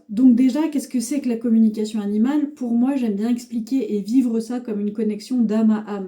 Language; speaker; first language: French; native; French